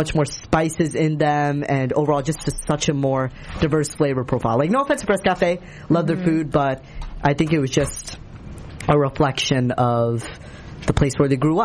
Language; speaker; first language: English; native; English